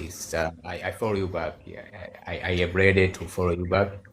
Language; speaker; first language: English; non-native, learner; Swahili